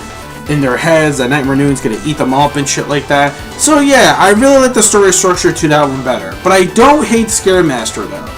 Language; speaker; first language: English; native; English